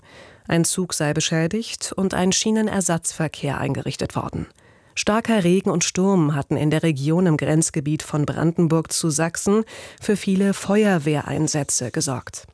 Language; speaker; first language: German; native; German